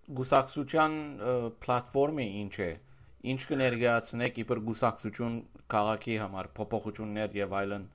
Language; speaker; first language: Armenian; early bilingual, heritage; Armenian